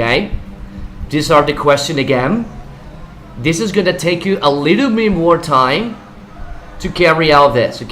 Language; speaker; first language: English; non-native, fluent; Spanish